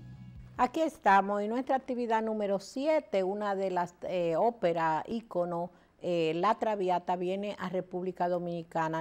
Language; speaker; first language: Spanish; native; Spanish